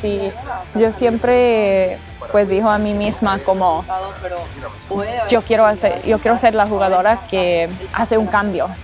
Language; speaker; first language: Spanish; early bilingual, heritage; English